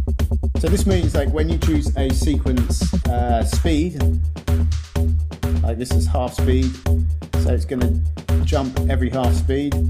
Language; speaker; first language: English; native; English